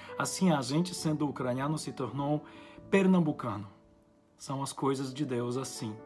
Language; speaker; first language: Portuguese; non-native, fluent; Ukrainian